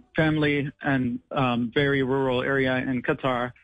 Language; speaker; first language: English; non-native, fluent; Arabic